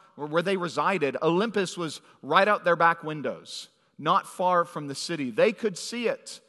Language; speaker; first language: English; native; English